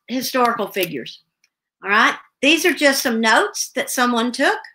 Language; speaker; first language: English; native; English